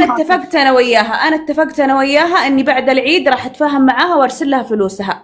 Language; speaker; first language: Arabic; native; Arabic